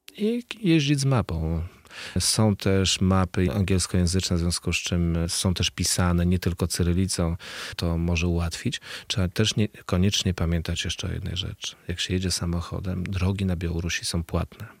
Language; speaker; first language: Polish; native; Polish